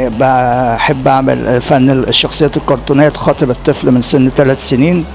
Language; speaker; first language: Arabic; native; Arabic